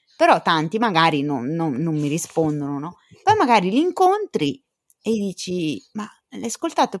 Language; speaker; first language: Italian; native; Italian